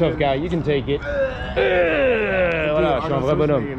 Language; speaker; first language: French; native; French